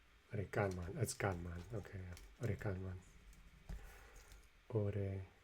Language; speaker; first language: Korean; non-native, learner; English